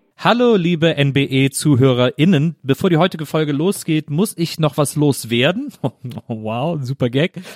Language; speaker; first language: German; native; German